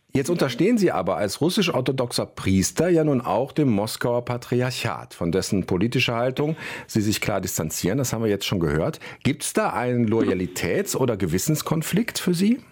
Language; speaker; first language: German; native; German